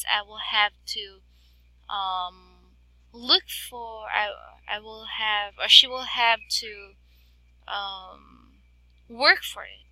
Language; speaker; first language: English; non-native, fluent; Filipino